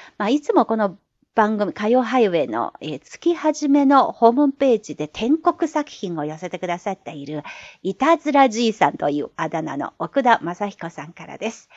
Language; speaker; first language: Japanese; non-native, fluent; Chinese